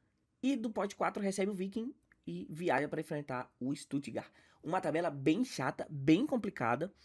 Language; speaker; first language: Portuguese; native; Portuguese